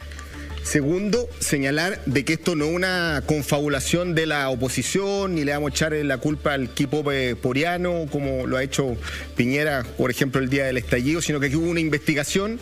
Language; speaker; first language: Spanish; native; Spanish